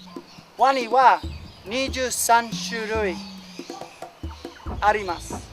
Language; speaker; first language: Japanese; non-native, learner; English